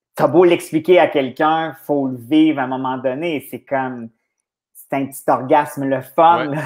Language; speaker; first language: French; native; French